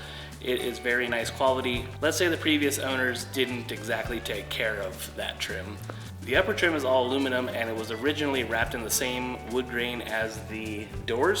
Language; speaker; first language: English; native; English